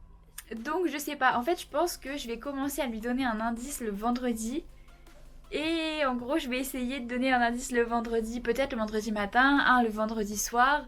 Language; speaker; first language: French; native; French